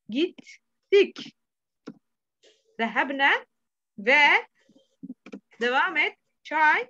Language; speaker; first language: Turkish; non-native, fluent; Arabic